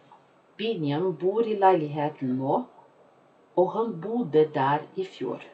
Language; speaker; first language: Norwegian; non-native, fluent; Portuguese